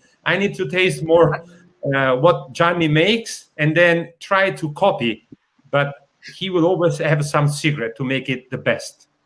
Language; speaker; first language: English; non-native, learner; Italian